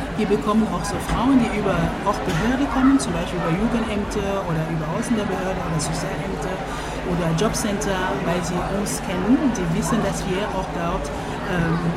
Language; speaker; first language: German; non-native, fluent; French